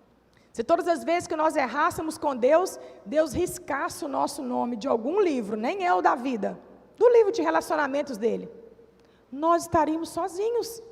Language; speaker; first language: Portuguese; native; Portuguese